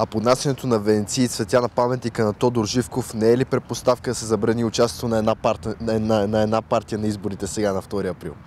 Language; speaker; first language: Bulgarian; native; Bulgarian